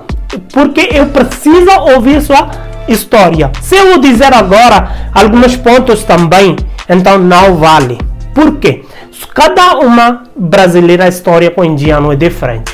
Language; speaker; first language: Portuguese; non-native, learner; Hindi